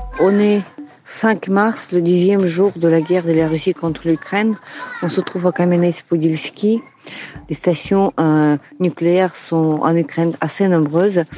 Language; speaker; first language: French; non-native, fluent; Ukrainian